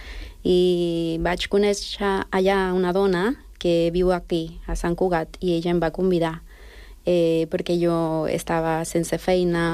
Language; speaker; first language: Catalan; non-native, fluent; Spanish